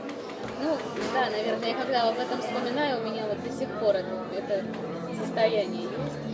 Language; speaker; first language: Russian; native; Russian